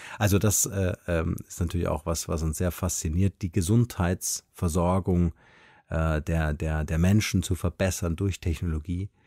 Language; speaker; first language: German; native; German